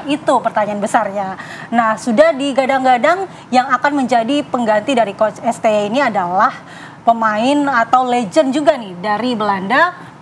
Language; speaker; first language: Indonesian; native; Indonesian